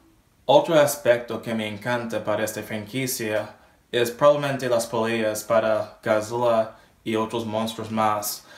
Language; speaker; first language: Spanish; non-native, learner; English